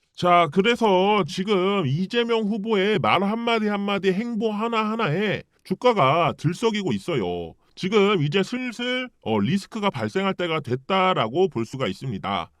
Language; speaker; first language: Korean; early bilingual, heritage; Korean